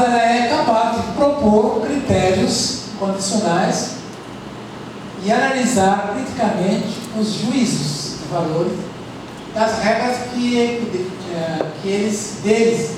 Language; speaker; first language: Portuguese; non-native, fluent; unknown